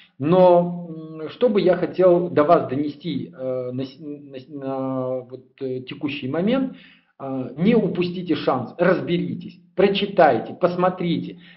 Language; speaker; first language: Russian; native; Russian